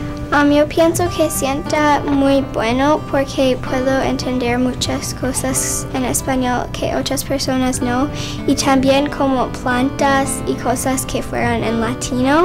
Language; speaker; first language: Spanish; non-native, local second language; English